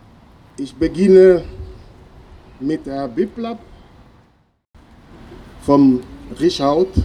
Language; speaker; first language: German; non-native, fluent; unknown